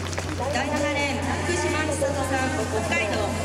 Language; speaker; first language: Japanese; native; Japanese